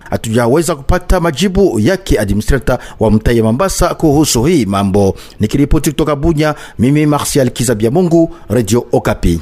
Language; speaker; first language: Swahili; non-native, local second language; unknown